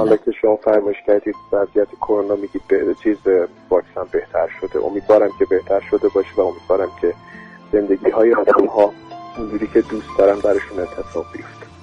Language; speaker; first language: Persian; non-native, local second language; Kurdish